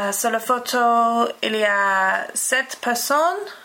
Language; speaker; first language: French; non-native, learner; English